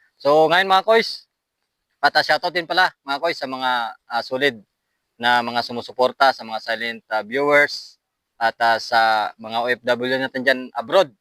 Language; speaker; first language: Filipino; native; Filipino